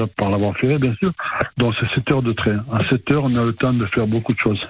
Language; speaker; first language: French; native; French